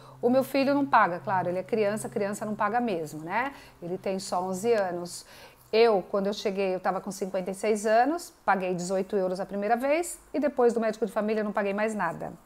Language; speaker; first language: Portuguese; native; Portuguese